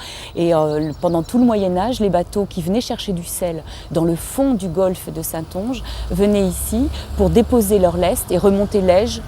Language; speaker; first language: French; native; French